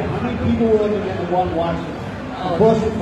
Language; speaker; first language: English; native; English